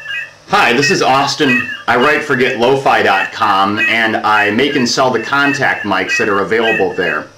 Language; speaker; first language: English; native; English